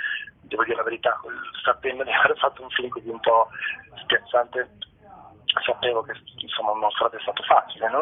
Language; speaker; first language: Italian; native; Italian